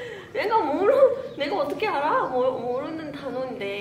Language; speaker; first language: Korean; non-native, learner; Malay